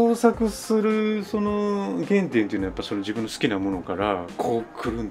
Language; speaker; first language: Japanese; native; Japanese